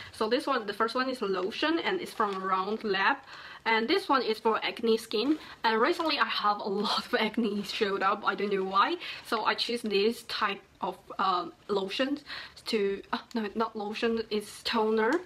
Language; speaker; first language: English; non-native, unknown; Chinese